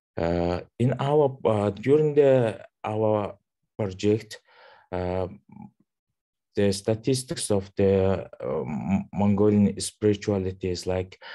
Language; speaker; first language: English; non-native, learner; Mongolian